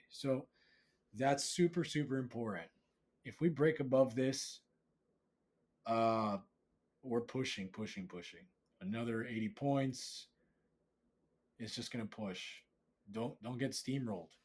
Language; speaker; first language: English; native; English